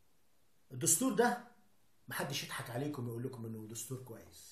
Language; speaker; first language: Arabic; native; Arabic